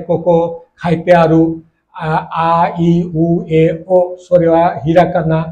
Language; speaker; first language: Japanese; non-native, learner; Bangla